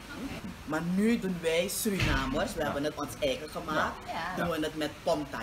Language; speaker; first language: Dutch; native; Dutch